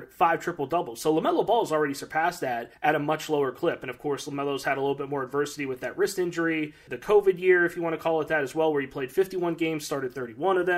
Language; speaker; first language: English; native; English